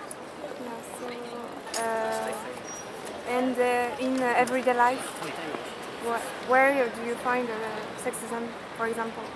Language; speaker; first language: English; non-native, learner; French